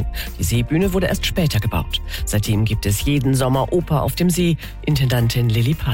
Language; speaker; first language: German; native; German